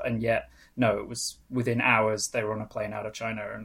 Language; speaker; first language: English; non-native, local second language; Welsh